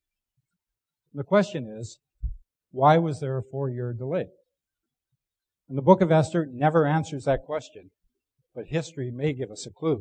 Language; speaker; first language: English; native; English